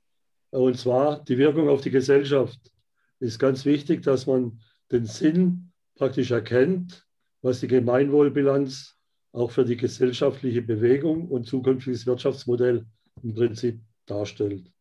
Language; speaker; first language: German; native; German